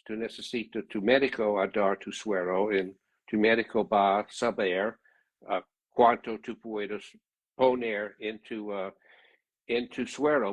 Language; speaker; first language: Spanish; non-native, learner; English